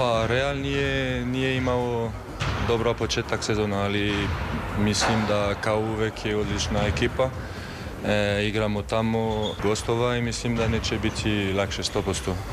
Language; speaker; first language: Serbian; non-native, learner; French